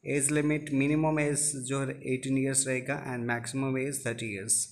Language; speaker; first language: Hindi; non-native, local second language; Odia